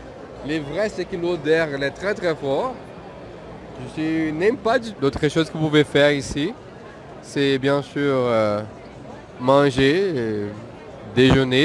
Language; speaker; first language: French; non-native, fluent; Portuguese